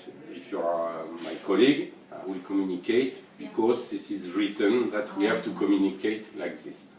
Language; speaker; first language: English; non-native, learner; French